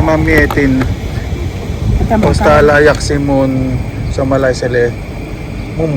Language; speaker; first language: Finnish; non-native, fluent; Filipino